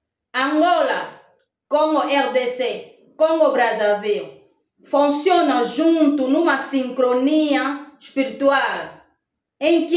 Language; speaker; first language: Portuguese; non-native, fluent; Lingala